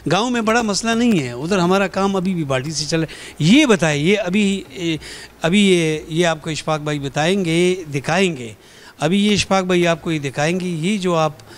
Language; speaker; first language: Urdu; non-native, local second language; Pashto